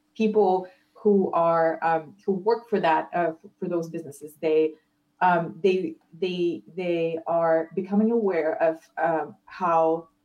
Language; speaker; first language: English; non-native, fluent; Ukrainian